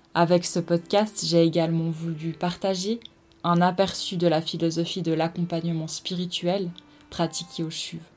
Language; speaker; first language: French; native; French